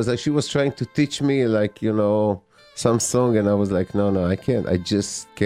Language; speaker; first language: English; non-native, fluent; Hebrew